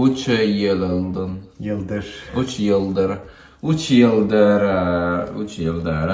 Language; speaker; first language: Turkish; non-native, learner; Italian